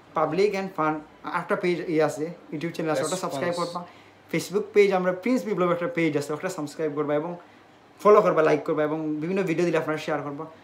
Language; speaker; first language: Bangla; non-native, local second language; Sylheti